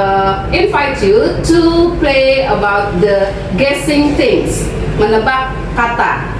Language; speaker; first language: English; non-native, learner; Indonesian